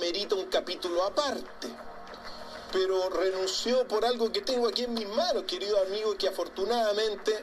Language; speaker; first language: Spanish; native; Spanish